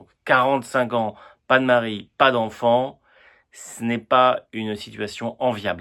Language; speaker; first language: French; native; French